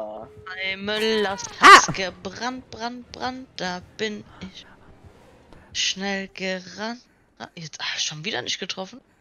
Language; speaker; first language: German; native; German